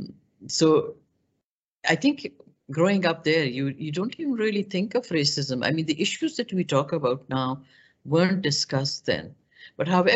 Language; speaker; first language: English; non-native, local second language; Pashto